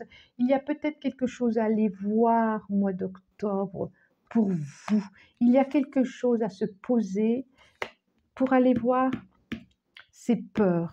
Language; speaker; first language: French; native; French